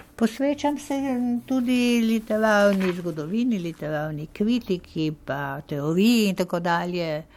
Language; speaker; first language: Slovenian; native; Slovenian